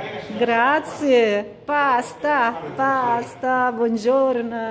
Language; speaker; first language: Italian; non-native, learner; Russian